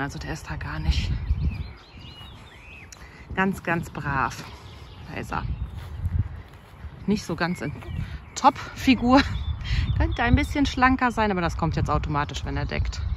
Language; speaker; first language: German; native; German